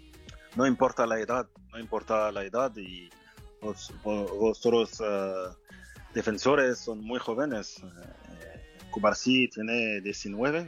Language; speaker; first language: Spanish; non-native, fluent; French